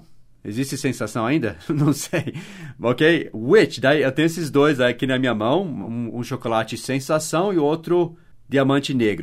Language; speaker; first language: Portuguese; non-native, fluent; English